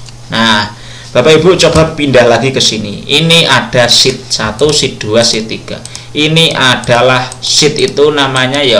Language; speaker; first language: Indonesian; non-native, local second language; Javanese